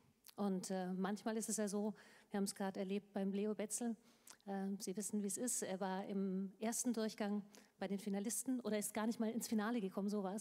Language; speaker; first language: German; native; German